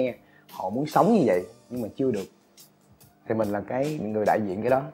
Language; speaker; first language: Vietnamese; native; Vietnamese